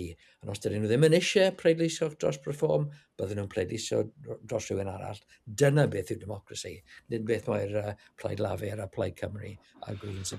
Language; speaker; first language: Welsh; non-native, learner; English